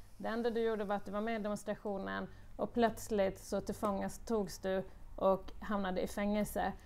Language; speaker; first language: Swedish; native; Swedish